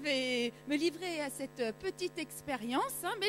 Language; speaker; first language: French; native; French